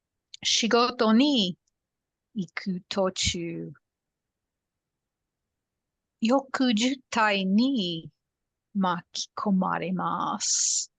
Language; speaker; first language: Japanese; non-native, learner; English